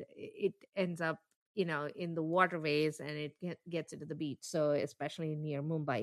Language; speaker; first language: English; non-native, local second language; Tamil